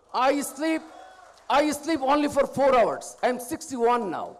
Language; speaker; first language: English; non-native, local second language; Bangla